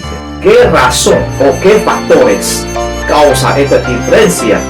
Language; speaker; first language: Spanish; non-native, learner; Chinese